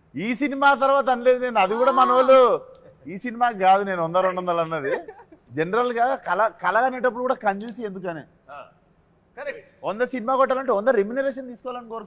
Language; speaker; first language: Telugu; native; Telugu